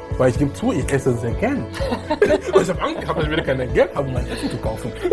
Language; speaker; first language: German; non-native, fluent; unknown